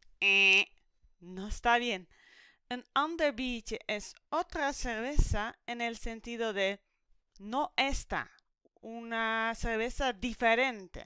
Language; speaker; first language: Spanish; non-native, fluent; Dutch